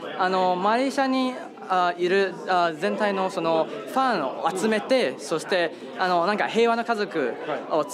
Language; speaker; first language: Japanese; non-native, fluent; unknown